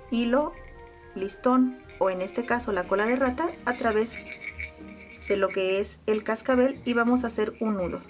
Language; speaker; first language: Spanish; native; Spanish